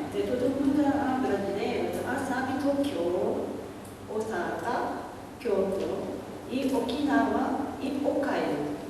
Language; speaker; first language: Portuguese; non-native, learner; Japanese